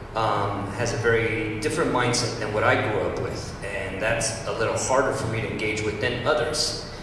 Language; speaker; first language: English; early bilingual, other home language; Romanian